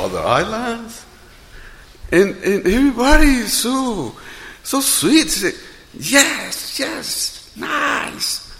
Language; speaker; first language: English; non-native, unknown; Spanish